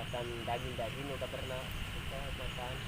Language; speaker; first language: Indonesian; non-native, learner; Somali